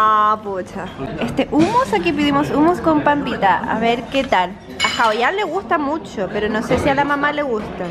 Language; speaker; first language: Spanish; native; Spanish